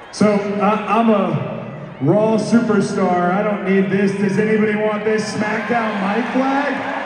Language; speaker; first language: English; native; English